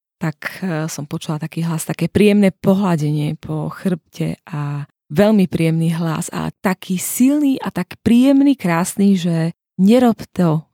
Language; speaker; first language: Slovak; native; Slovak